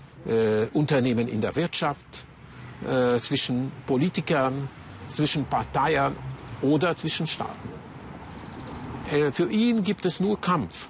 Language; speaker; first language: German; non-native, fluent; Hungarian